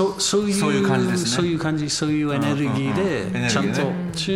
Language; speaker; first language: Japanese; non-native, learner; English